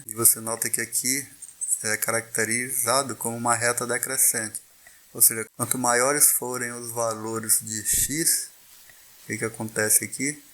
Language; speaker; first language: Portuguese; native; Portuguese